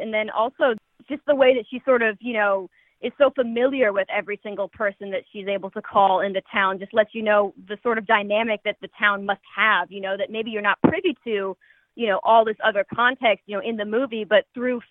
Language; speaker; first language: English; native; English